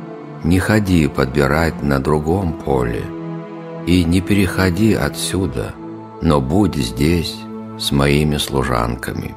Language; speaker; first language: Russian; native; Russian